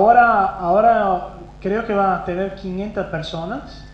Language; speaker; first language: Spanish; non-native, fluent; Portuguese